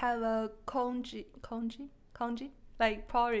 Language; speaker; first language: English; non-native, fluent; Chinese